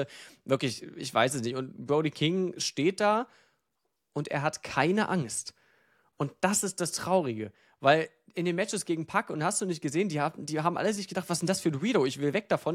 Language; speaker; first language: German; native; German